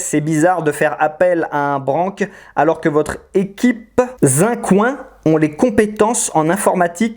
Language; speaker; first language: French; native; French